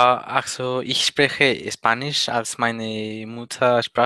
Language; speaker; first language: German; non-native, learner; Spanish